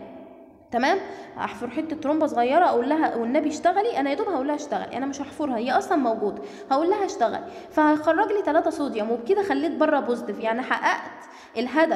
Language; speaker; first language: Arabic; native; Arabic